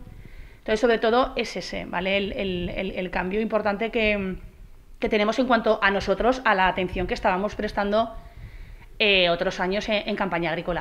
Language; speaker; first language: Spanish; native; Spanish